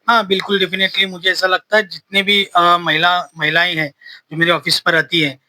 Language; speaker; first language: Hindi; native; Hindi